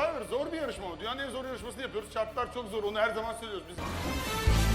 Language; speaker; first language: Turkish; native; Turkish